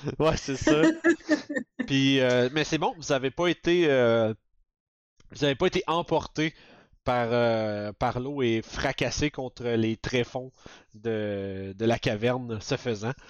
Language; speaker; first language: French; native; French